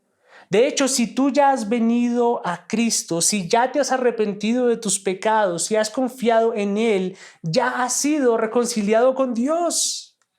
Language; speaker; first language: Spanish; native; Spanish